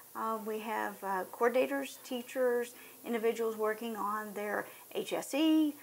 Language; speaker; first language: English; native; English